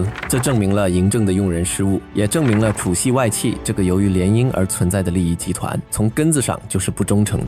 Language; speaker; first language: Chinese; native; Chinese